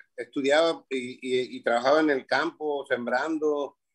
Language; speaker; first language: Spanish; native; Spanish